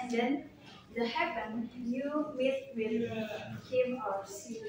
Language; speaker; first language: English; non-native, learner; Indonesian